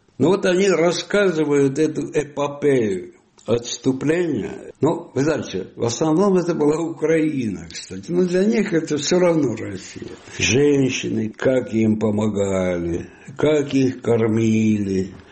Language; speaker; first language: Russian; non-native, fluent; Italian